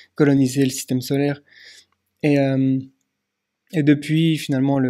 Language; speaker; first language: French; native; French